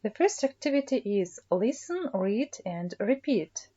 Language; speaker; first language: English; non-native, fluent; Kazakh